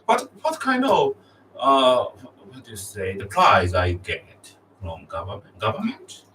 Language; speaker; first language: English; non-native, learner; Japanese